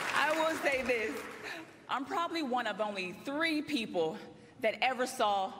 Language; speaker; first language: English; native; English